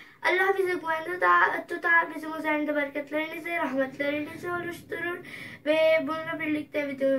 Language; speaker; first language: Turkish; non-native, learner; Urdu